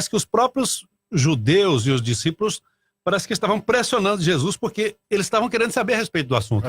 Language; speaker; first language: Portuguese; native; Portuguese